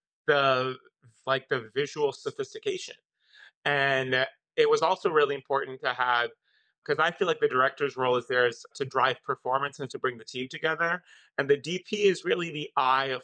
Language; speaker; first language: English; non-native, local second language; Urdu